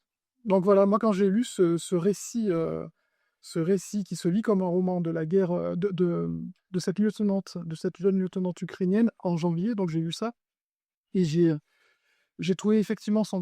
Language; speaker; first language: French; native; French